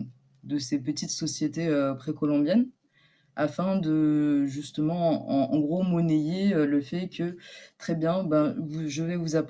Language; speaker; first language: French; native; French